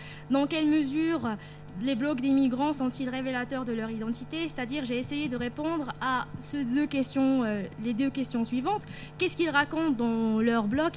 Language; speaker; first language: French; non-native, local second language; Arabic